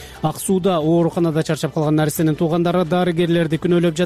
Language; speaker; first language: Kyrgyz; native; Kyrgyz